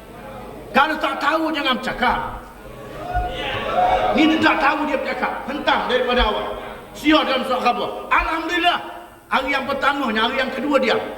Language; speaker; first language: Malay; native; Malay